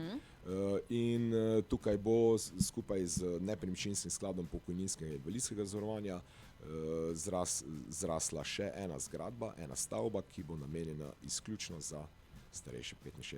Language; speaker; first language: Slovenian; native; Slovenian